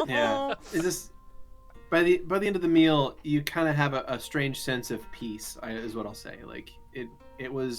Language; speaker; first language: English; native; English